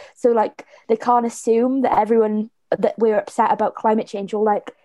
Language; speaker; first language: English; native; English